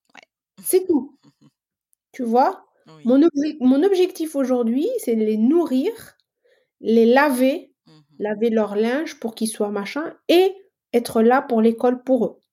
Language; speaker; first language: French; non-native, local second language; Arabic